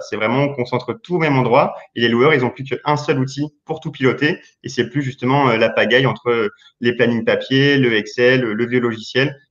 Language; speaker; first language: French; native; French